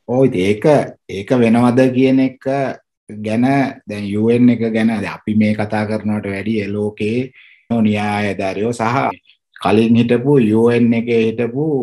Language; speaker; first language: Sinhala; native; Sinhala